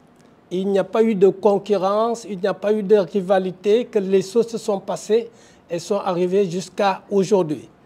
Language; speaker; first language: French; non-native, local second language; Wolof